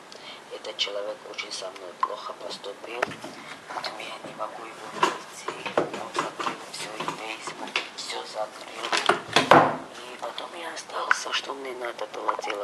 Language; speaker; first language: Russian; non-native, fluent; Georgian